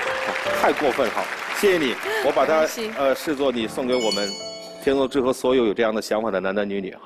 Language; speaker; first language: Chinese; native; Chinese